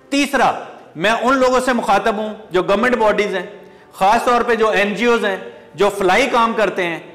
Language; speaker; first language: Urdu; native; Urdu